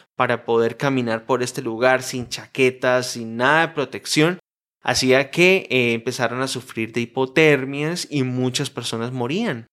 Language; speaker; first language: Spanish; native; Spanish